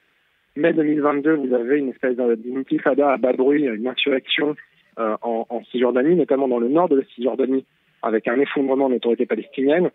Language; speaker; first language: French; native; French